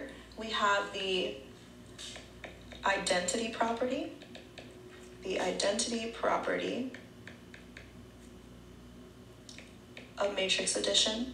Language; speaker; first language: English; native; English